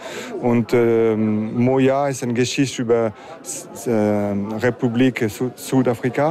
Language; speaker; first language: German; non-native, learner; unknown